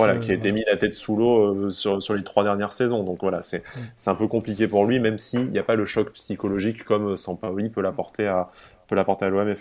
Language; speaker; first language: French; native; French